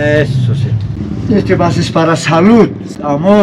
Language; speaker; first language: Spanish; native; Spanish